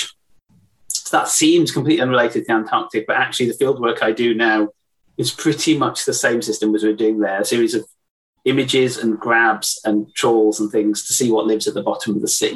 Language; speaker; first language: English; native; English